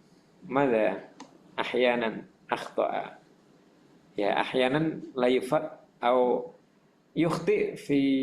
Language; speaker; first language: Arabic; non-native, fluent; Indonesian